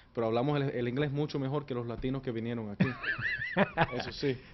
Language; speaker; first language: Spanish; early bilingual, heritage; Spanish